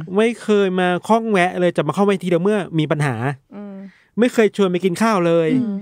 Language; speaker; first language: Thai; native; Thai